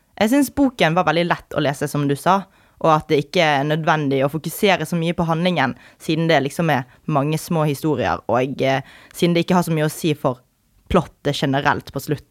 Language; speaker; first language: Norwegian; native; Norwegian